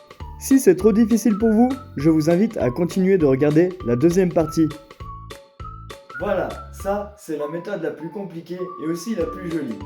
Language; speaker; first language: French; native; French